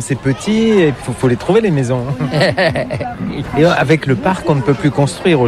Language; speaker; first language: French; native; French